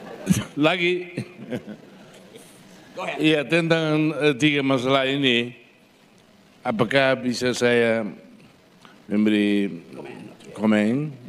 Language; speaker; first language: Indonesian; non-native, fluent; Portuguese